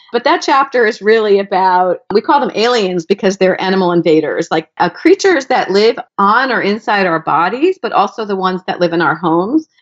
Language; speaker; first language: English; native; English